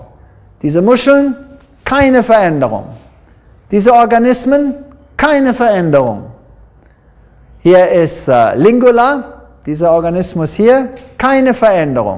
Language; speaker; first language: German; non-native, fluent; English